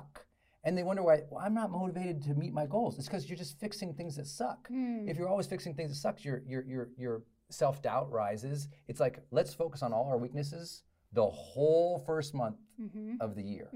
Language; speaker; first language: English; native; English